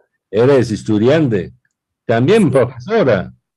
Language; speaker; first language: Spanish; non-native, fluent; English